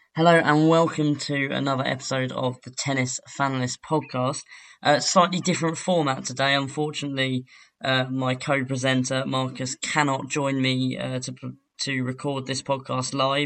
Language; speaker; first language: English; native; English